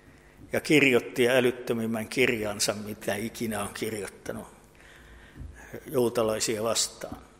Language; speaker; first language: Finnish; native; Finnish